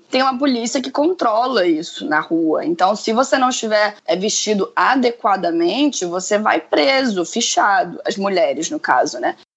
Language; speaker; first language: Portuguese; native; Portuguese